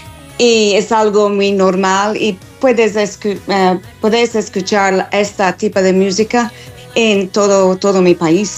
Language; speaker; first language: Spanish; non-native, fluent; English